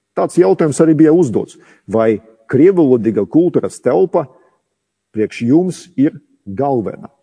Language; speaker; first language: Latvian; non-native, local second language; Russian